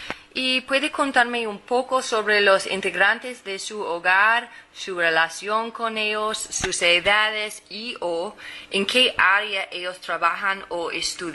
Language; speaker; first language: Spanish; non-native, fluent; English